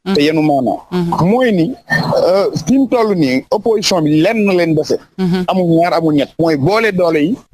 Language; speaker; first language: Wolof; native; Wolof